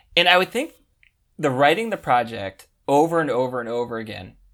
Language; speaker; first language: English; native; English